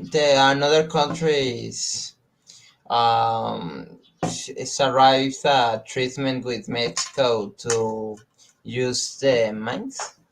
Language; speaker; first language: English; non-native, learner; Spanish